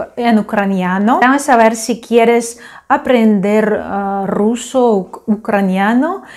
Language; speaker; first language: Spanish; non-native, fluent; Ukrainian